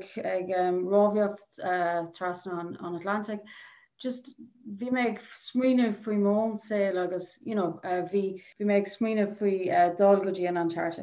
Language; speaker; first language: Irish; non-native, local second language; English